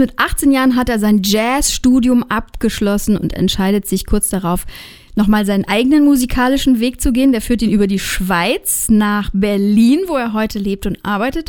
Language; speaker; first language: German; native; German